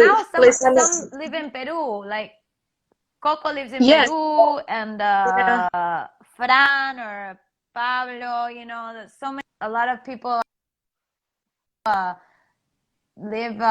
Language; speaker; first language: English; non-native, fluent; Spanish